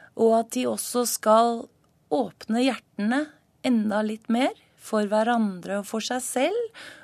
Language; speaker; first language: Norwegian; native; Norwegian